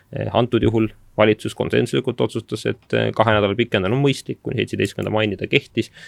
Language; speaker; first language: Estonian; native; Estonian